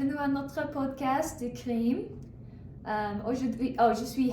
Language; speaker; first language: French; non-native, learner; English